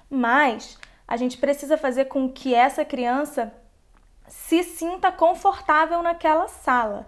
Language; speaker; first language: Portuguese; native; Portuguese